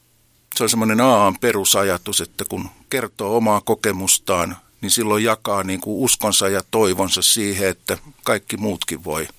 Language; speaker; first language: Finnish; native; Finnish